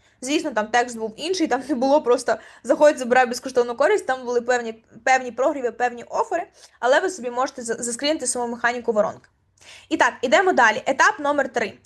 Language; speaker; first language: Ukrainian; native; Ukrainian